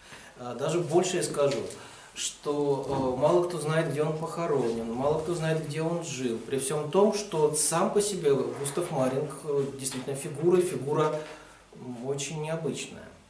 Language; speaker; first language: Russian; native; Russian